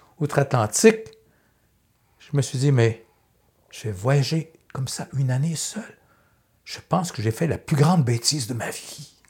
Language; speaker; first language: French; native; French